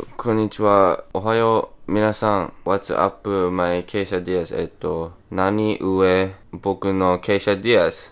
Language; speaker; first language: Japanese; non-native, learner; English